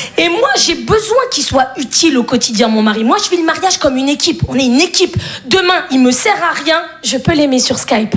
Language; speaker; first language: French; native; French